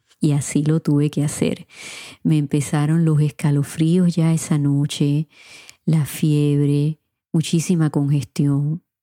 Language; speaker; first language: Spanish; native; Spanish